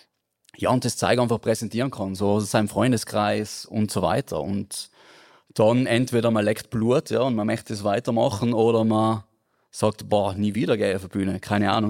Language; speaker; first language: German; native; German